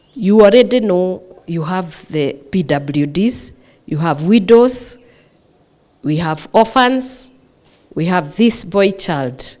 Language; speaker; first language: English; non-native, local second language; Swahili